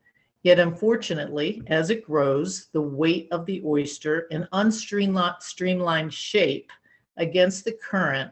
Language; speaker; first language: English; native; English